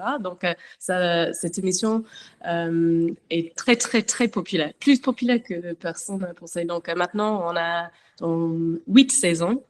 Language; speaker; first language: French; non-native, learner; English